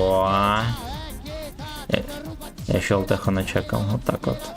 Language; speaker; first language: Russian; native; Russian